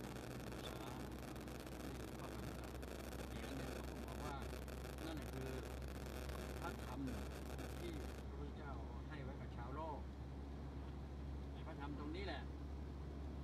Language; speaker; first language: Thai; native; Thai